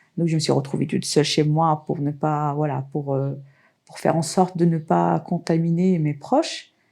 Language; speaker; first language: French; non-native, local second language; Arabic